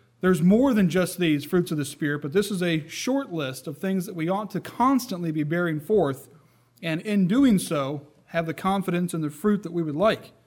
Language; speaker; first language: English; native; English